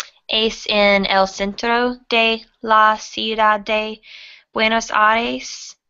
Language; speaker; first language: Spanish; non-native, learner; English